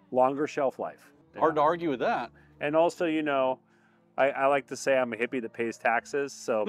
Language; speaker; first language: English; native; English